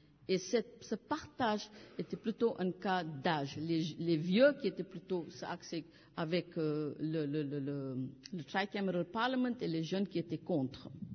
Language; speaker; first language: French; non-native, fluent; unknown